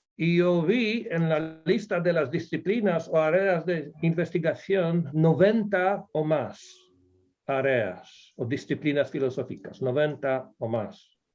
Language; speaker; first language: Spanish; non-native, fluent; Polish